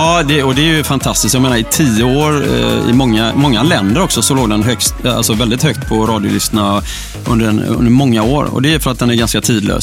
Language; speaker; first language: Swedish; native; Swedish